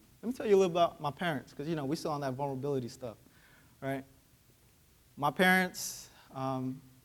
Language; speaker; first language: English; early bilingual, other home language; Vietnamese